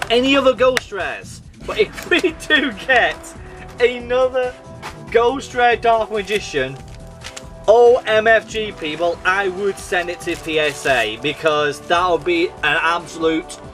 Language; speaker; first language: English; native; English